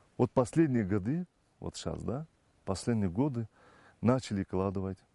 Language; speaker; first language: Russian; non-native, fluent; Turkish